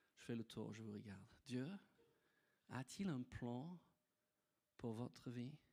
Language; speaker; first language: French; non-native, fluent; English